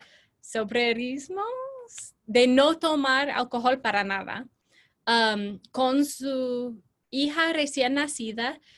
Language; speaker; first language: Spanish; non-native, fluent; English